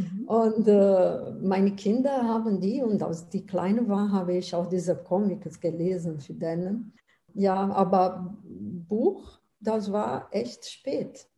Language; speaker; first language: German; non-native, fluent; Portuguese